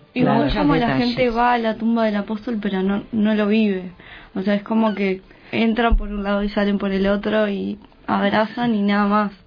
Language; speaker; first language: Spanish; native; Spanish